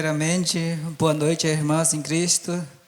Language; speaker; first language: Portuguese; non-native, local second language; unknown